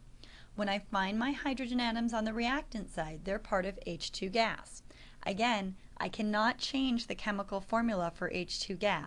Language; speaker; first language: English; native; English